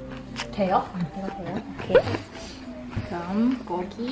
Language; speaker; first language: Korean; non-native, learner; Vietnamese